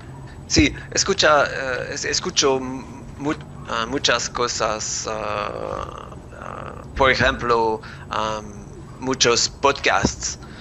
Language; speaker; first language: Spanish; non-native, learner; English